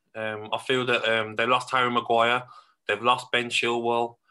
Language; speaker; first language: English; native; English